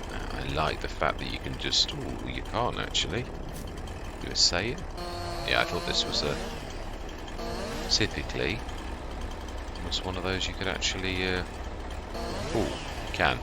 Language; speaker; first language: English; native; English